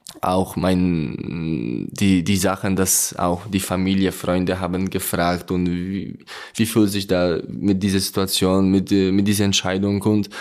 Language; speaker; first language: German; non-native, learner; Polish